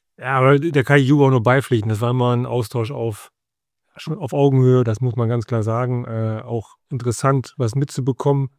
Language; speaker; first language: German; native; German